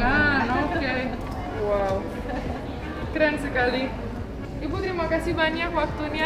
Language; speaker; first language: Indonesian; non-native, fluent; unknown